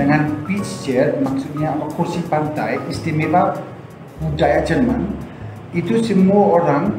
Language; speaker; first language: Indonesian; non-native, fluent; German